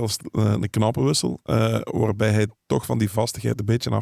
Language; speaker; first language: Dutch; native; Dutch